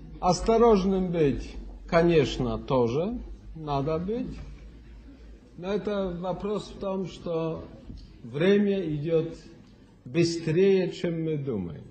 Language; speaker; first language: Russian; non-native, fluent; Polish